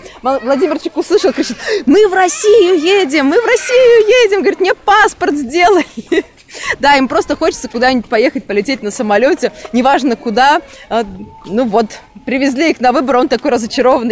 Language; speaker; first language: Russian; native; Russian